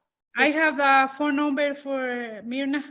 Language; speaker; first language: English; non-native, learner; Spanish